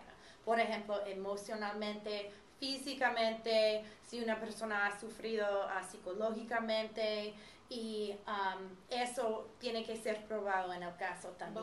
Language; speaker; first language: Spanish; non-native, fluent; English